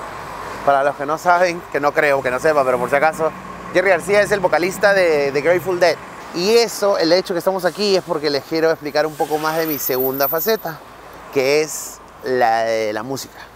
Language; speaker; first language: Spanish; native; Spanish